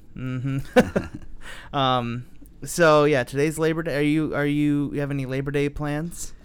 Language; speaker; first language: English; native; English